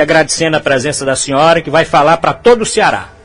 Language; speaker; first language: Portuguese; native; Portuguese